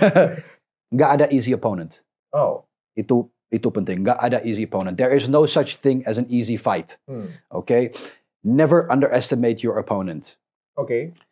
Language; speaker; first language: Indonesian; non-native, fluent; English